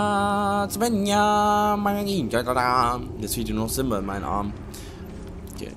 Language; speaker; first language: German; native; German